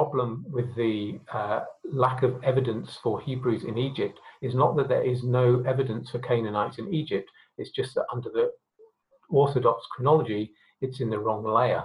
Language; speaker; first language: English; native; English